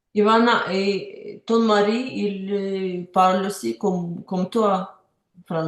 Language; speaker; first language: French; non-native, learner; Ukrainian